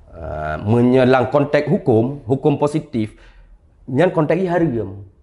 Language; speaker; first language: Indonesian; non-native, local second language; Achinese